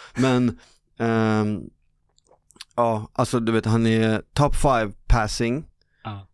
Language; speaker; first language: Swedish; native; Swedish